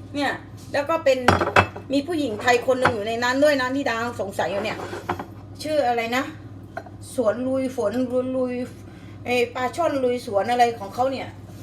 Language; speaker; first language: Thai; native; Thai